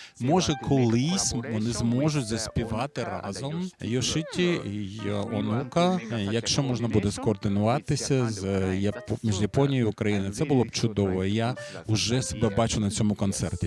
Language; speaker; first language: Ukrainian; non-native, fluent; Japanese